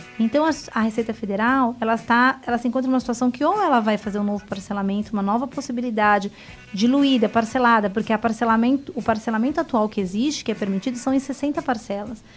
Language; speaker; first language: Portuguese; native; Portuguese